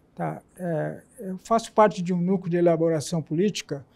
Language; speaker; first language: Portuguese; native; Portuguese